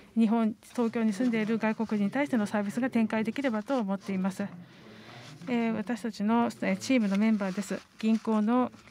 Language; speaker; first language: Japanese; non-native, fluent; Estonian